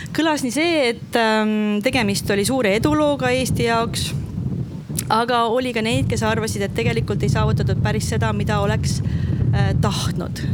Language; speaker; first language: Estonian; native; Estonian